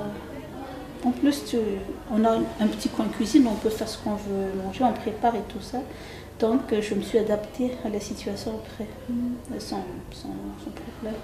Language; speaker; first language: French; non-native, local second language; Malagasy